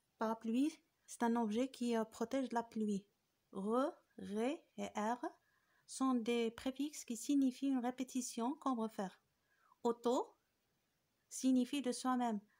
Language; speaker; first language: French; non-native, local second language; Arabic